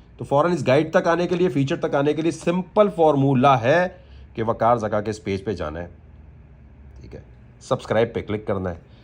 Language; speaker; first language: Urdu; native; Urdu